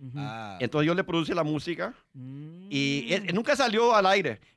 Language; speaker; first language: Spanish; early bilingual, heritage; Spanish